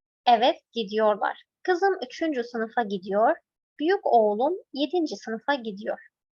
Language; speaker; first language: Turkish; non-native, fluent; Arabic